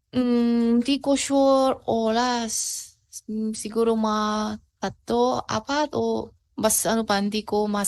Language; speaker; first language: Filipino; non-native, learner; Chinese